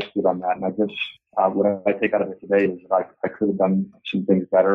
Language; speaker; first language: English; native; English